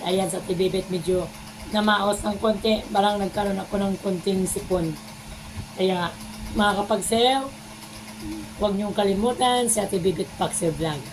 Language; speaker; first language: Filipino; non-native, local second language; Cebuano